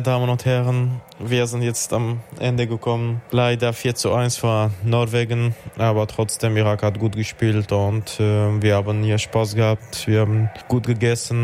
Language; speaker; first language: German; non-native, fluent; Arabic